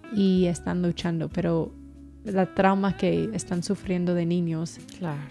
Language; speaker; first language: Spanish; non-native, fluent; English